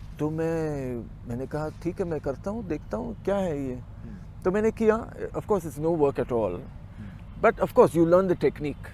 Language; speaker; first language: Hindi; non-native, local second language; Marathi